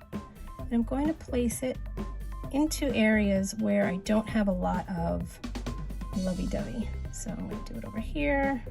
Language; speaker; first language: English; native; English